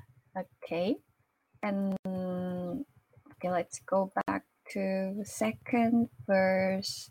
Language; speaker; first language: English; non-native, fluent; Korean